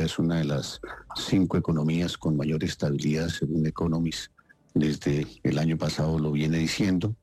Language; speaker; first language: Spanish; native; Spanish